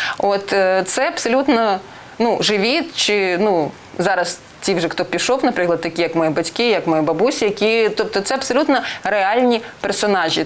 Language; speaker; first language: Ukrainian; non-native, local second language; Russian